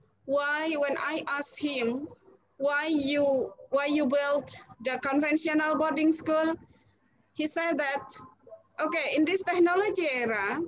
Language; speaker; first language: English; non-native, learner; Indonesian